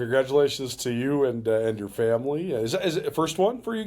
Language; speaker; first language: English; native; English